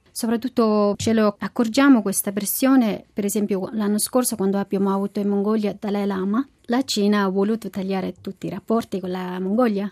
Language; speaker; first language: Italian; non-native, fluent; Mongolian